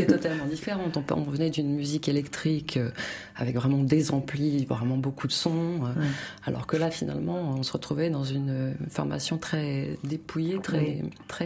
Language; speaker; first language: French; native; French